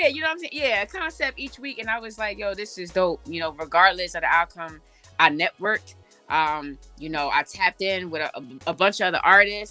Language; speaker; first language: English; early bilingual, other home language; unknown